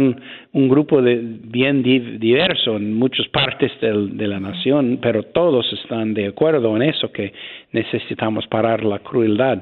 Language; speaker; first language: Spanish; non-native, fluent; English